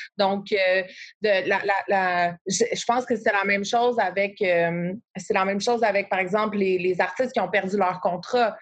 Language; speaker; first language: French; native; French